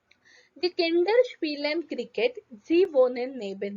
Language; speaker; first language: German; non-native, fluent; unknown